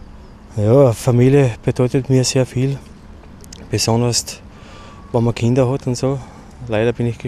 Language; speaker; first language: German; non-native, fluent; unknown